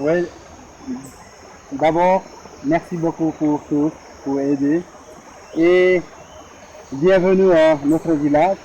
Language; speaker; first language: French; non-native, learner; Sherpa